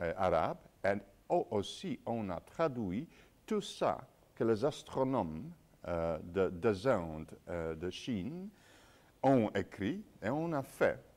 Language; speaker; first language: French; non-native, fluent; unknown